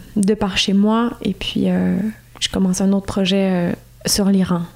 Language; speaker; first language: French; native; French